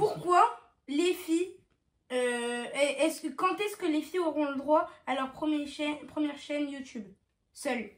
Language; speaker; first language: French; native; French